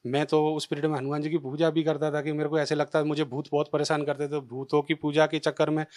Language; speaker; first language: Hindi; native; Hindi